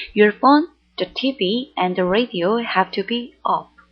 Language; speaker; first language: English; non-native, fluent; Korean